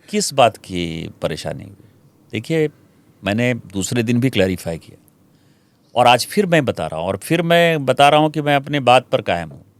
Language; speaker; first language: Hindi; native; Hindi